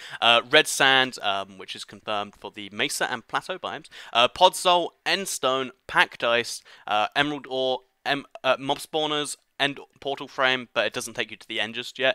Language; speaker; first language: English; native; English